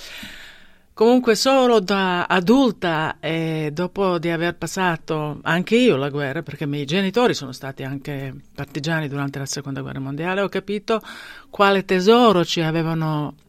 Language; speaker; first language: Italian; non-native, fluent; Bosnian